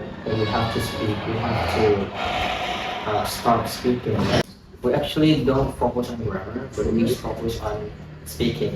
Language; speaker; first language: English; non-native, fluent; Indonesian